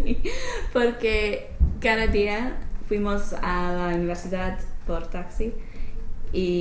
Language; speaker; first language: Spanish; non-native, learner; English